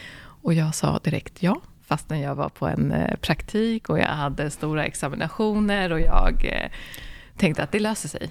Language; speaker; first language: Swedish; early bilingual, other home language; Arabic